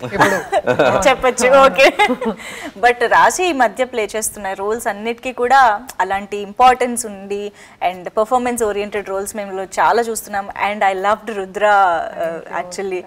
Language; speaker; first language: Telugu; native; Telugu